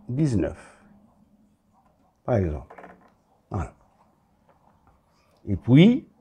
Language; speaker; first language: French; non-native, local second language; Arabic